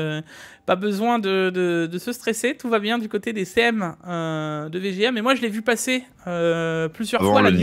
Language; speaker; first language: French; native; French